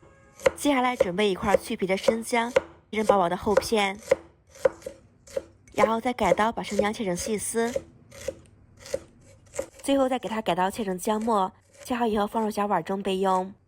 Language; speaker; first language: Chinese; native; Chinese